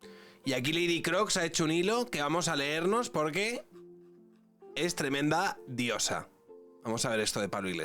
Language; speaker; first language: Spanish; native; Spanish